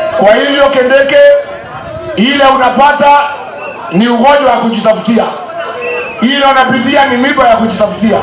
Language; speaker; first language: Swahili; non-native, local second language; Kikuyu